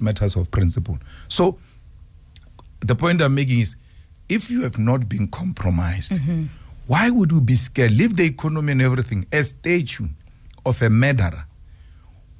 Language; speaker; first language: English; non-native, local second language; Northern Sotho